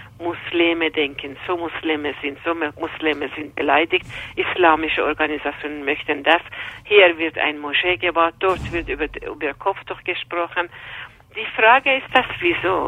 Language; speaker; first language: German; non-native, fluent; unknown